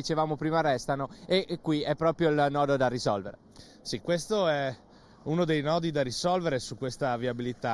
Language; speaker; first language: Italian; native; Italian